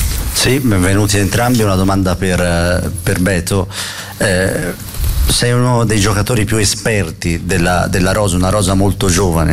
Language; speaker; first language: Italian; native; Italian